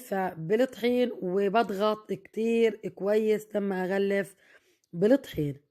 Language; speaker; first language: Arabic; native; Arabic